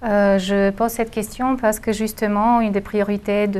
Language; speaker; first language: French; non-native, fluent; Bulgarian